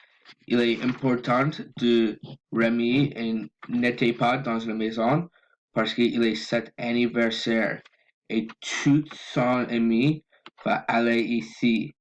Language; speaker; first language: French; non-native, learner; English